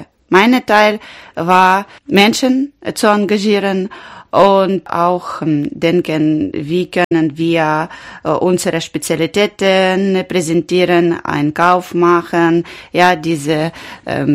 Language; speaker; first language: German; non-native, learner; Ukrainian